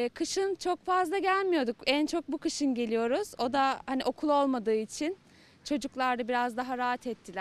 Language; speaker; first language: Turkish; native; Turkish